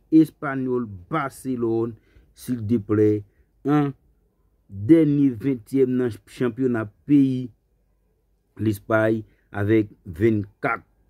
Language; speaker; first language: French; non-native, learner; Haitian Creole